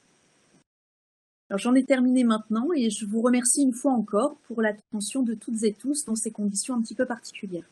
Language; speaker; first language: French; native; French